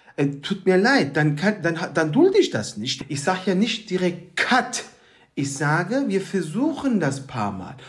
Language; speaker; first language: German; early bilingual, other home language; Turkish